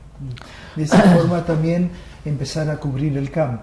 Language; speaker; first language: Portuguese; non-native, learner; Spanish